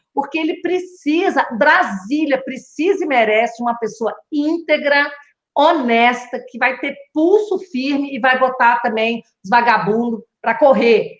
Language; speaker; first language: Portuguese; native; Portuguese